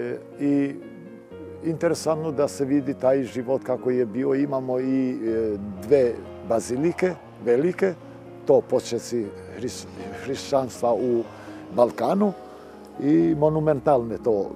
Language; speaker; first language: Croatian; non-native, local second language; Albanian